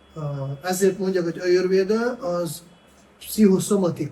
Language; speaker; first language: Hungarian; non-native, fluent; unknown